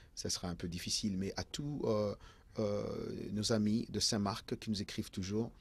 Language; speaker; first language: French; non-native, local second language; Haitian Creole